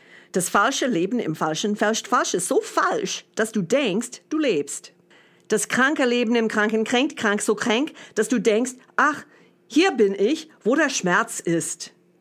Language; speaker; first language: German; non-native, fluent; English